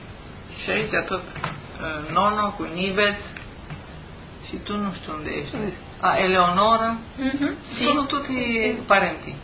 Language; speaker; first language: Italian; early bilingual, heritage; Italian